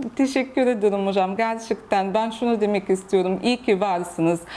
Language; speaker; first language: Turkish; non-native, fluent; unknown